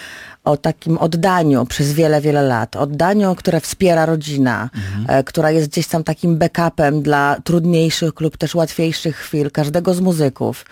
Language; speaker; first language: Polish; native; Polish